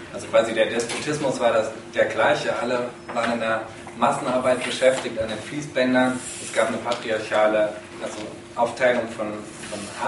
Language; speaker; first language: German; native; German